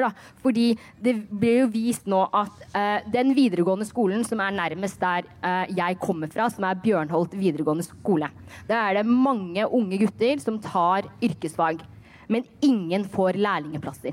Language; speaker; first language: Norwegian; early bilingual, other home language; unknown